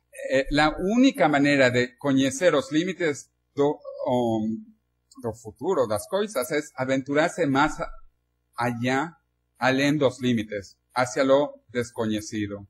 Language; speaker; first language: Spanish; non-native, learner; Portuguese